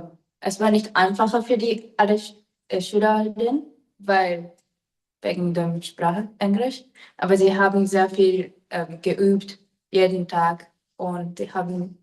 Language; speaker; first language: German; non-native, fluent; Japanese